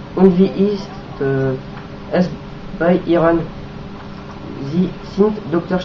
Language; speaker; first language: German; non-native, learner; French